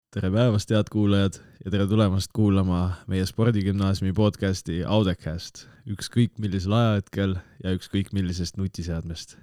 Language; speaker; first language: Estonian; native; Estonian